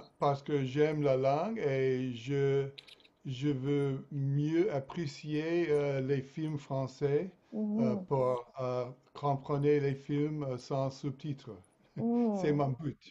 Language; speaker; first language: French; non-native, fluent; English